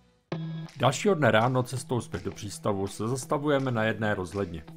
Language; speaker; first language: Czech; native; Czech